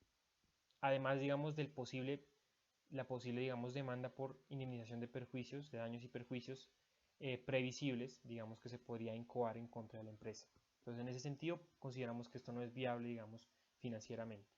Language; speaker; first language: Spanish; native; Spanish